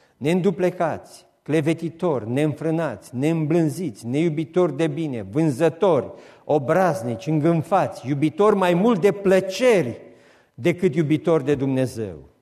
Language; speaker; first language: Romanian; native; Romanian